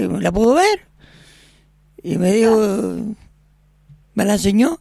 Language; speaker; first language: Spanish; native; Spanish